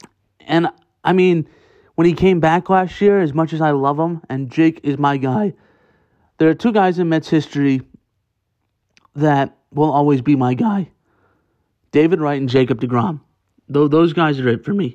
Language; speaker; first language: English; native; English